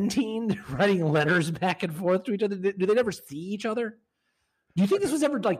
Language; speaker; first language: English; native; English